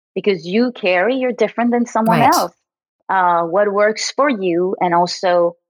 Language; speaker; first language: English; early bilingual, other home language; French